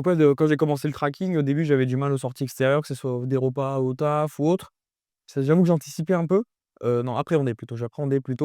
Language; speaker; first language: French; native; French